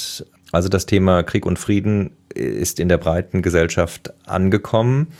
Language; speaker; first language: German; native; German